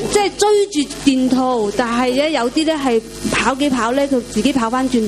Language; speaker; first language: Chinese; non-native, local second language; Cantonese